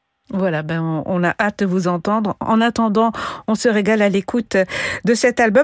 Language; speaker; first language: French; native; French